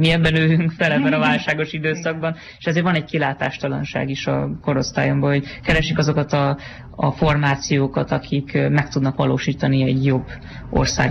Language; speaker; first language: Hungarian; native; Hungarian